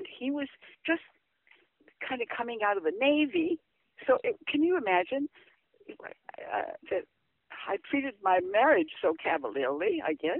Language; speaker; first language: English; native; English